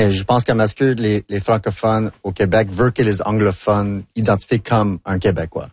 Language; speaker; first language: French; non-native, local second language; English